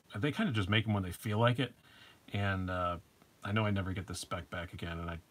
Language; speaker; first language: English; native; English